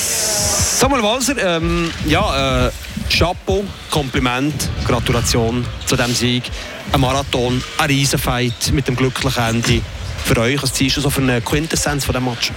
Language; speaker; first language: German; native; German